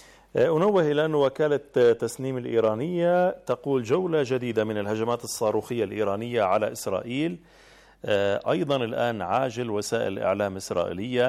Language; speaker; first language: Arabic; native; Arabic